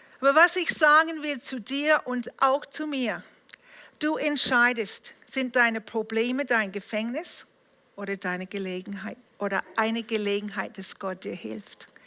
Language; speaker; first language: German; non-native, fluent; English